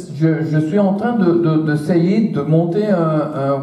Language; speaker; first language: French; non-native, fluent; Italian